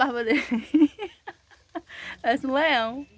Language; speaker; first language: Portuguese; native; Portuguese